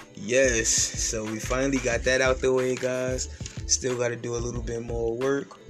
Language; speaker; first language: English; native; English